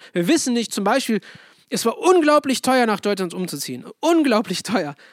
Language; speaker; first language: German; non-native, fluent; English